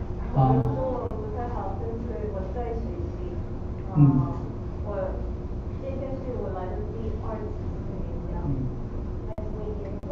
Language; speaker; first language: Chinese; non-native, learner; Korean